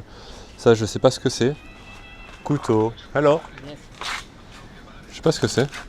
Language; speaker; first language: French; native; French